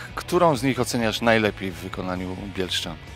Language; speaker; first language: Polish; native; Polish